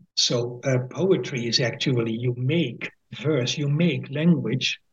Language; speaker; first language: English; non-native, fluent; Dutch